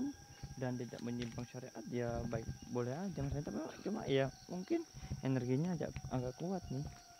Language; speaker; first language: Indonesian; native; Indonesian